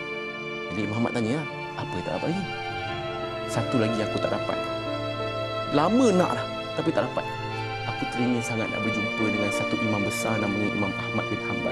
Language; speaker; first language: Malay; native; Malay